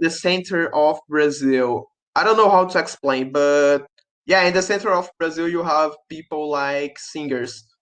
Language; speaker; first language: English; non-native, learner; Portuguese